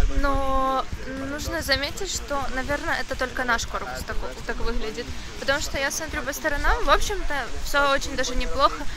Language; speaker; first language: Russian; native; Russian